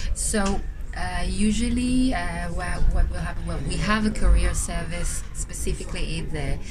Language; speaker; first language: English; non-native, fluent; Hebrew